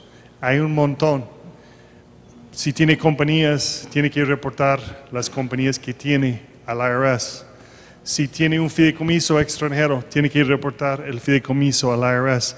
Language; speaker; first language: Spanish; non-native, fluent; English